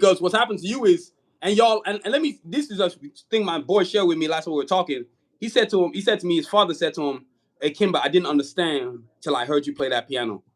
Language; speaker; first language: English; native; English